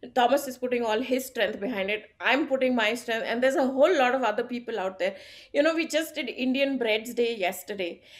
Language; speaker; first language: English; non-native, local second language; Gujarati